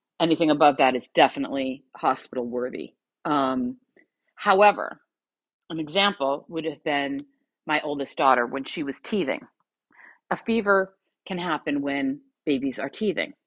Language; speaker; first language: English; native; English